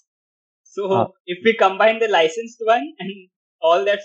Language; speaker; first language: English; non-native, local second language; Hindi